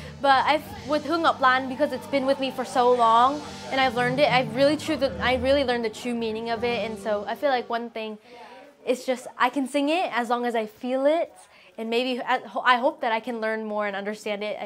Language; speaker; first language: English; early bilingual, other home language; Vietnamese